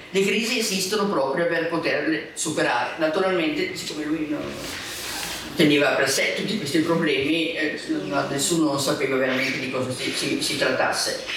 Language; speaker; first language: Italian; non-native, fluent; German